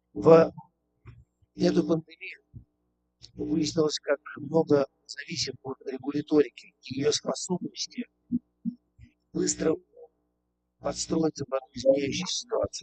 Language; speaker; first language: Russian; native; Russian